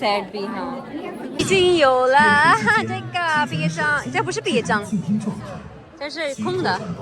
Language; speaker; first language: Chinese; non-native, fluent; Urdu